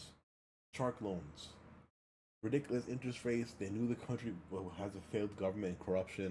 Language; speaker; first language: English; early bilingual, other home language; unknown